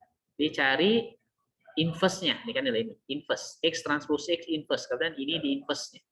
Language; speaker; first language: Indonesian; native; Indonesian